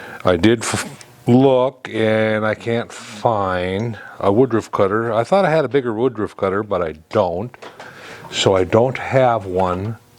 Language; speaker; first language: English; native; English